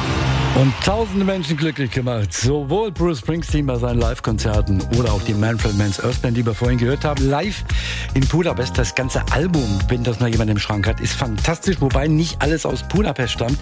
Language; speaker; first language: German; native; German